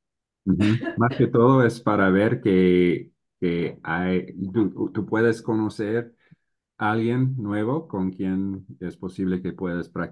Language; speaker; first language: Spanish; non-native, learner; English